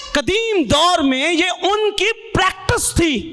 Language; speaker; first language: Urdu; non-native, local second language; Punjabi